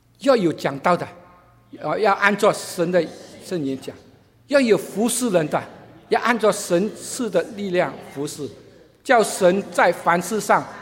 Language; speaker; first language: Chinese; non-native, local second language; Cantonese